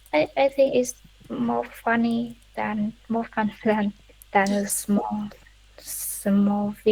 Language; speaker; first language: English; non-native, learner; Vietnamese